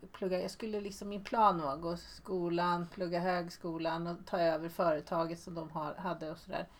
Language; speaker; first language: Swedish; native; Swedish